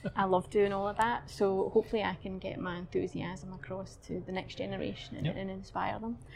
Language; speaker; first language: English; native; English